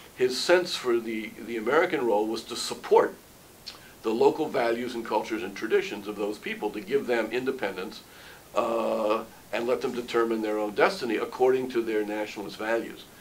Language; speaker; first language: English; native; English